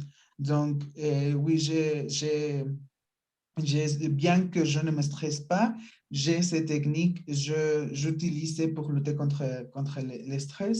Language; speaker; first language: French; non-native, learner; Spanish